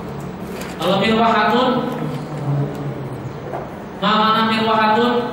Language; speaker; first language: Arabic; non-native, fluent; Indonesian